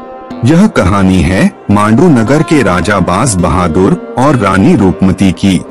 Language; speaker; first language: Hindi; native; Hindi